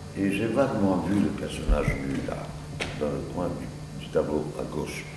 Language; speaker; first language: French; non-native, fluent; Serbian